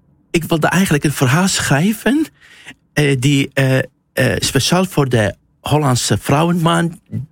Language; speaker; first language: Dutch; non-native, fluent; Arabic